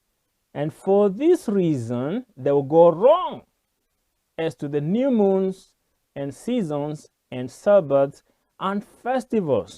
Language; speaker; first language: English; non-native, local second language; Kikuyu